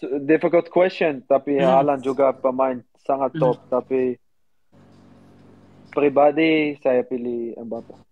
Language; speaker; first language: Indonesian; non-native, learner; Dutch